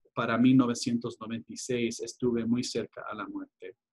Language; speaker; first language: Spanish; early bilingual, heritage; Spanish